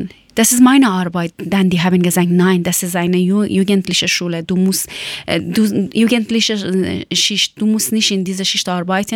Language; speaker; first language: German; non-native, fluent; Persian